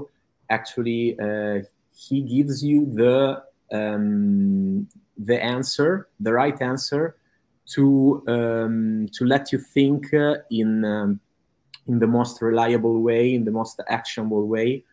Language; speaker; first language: English; non-native, fluent; Italian